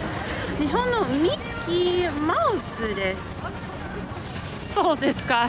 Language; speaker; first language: Japanese; non-native, learner; English